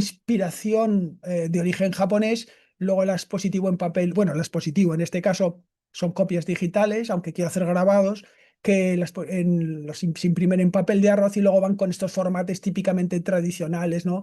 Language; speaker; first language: Spanish; native; Spanish